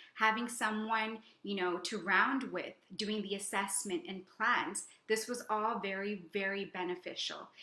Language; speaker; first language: English; native; English